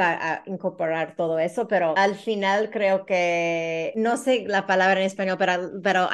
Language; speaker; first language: Spanish; early bilingual, heritage; Spanish